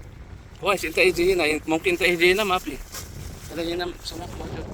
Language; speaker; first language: Arabic; non-native, learner; Filipino